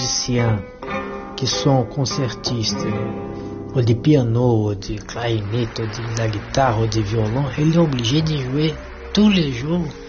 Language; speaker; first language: French; non-native, fluent; Portuguese